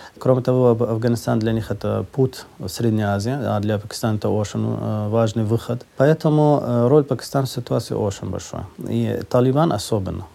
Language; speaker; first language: Russian; non-native, fluent; Persian